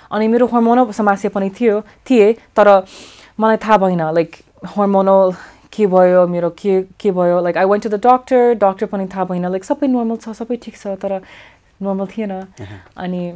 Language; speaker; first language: Nepali; early bilingual, heritage; English